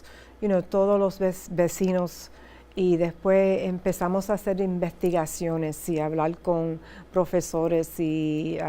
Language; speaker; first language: Spanish; early bilingual, heritage; Spanish